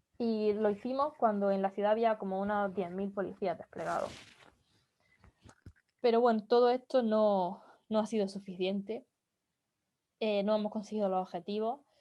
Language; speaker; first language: Spanish; native; Spanish